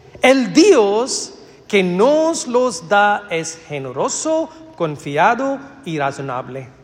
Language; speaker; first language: Spanish; non-native, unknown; Malayalam